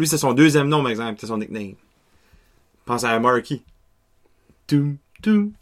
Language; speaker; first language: French; native; French